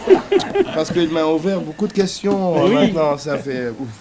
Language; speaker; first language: French; non-native, fluent; Arabic